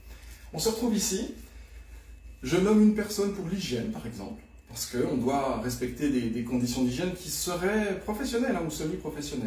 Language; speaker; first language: French; native; French